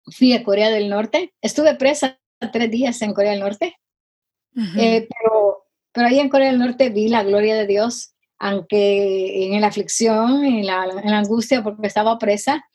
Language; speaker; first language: Spanish; native; Spanish